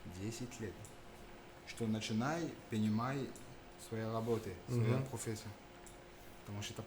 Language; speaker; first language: Russian; non-native, fluent; French